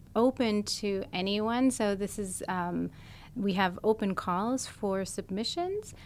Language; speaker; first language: English; non-native, fluent; German